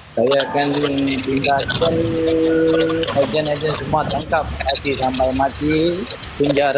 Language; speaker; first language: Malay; non-native, learner; Rohingya